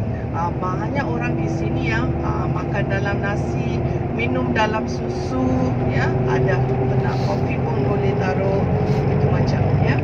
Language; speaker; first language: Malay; non-native, learner; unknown